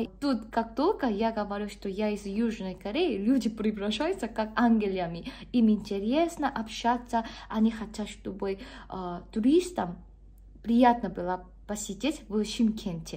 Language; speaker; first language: Russian; non-native, learner; Korean